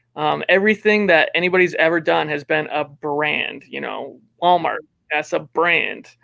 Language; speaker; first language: English; native; English